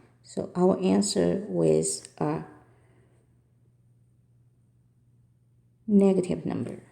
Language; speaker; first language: English; non-native, fluent; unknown